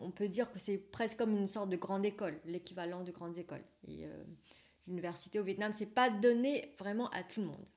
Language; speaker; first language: French; non-native, fluent; Vietnamese